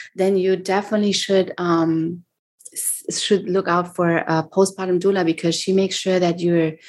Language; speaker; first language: English; non-native, fluent; German